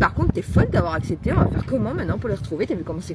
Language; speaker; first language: French; native; French